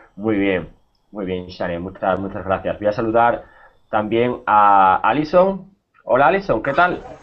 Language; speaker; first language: Spanish; native; Spanish